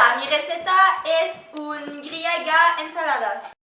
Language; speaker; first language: Spanish; non-native, learner; French